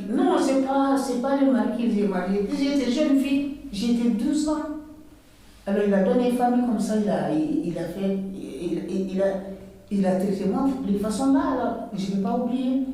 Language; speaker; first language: French; non-native, learner; Bambara